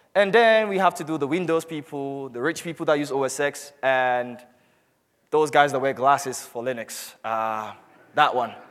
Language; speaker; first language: English; non-native, local second language; Hausa